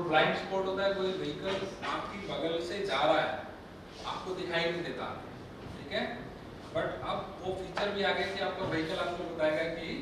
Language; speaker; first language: Hindi; native; Hindi